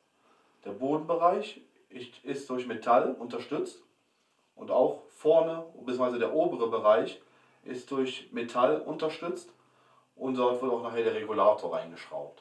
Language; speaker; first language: German; native; German